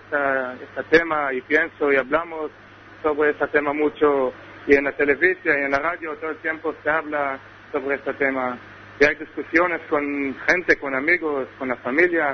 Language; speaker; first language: Spanish; non-native, learner; Hebrew